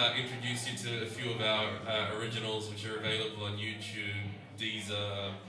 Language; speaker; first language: English; native; English